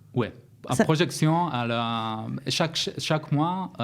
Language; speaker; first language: French; non-native, learner; Hebrew